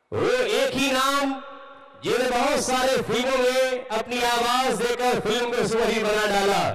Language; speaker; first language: Hindi; non-native, local second language; Bangla